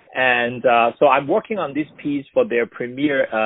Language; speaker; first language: English; non-native, local second language; Cantonese